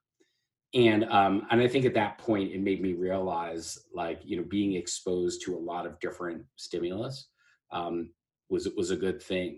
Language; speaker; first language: English; native; English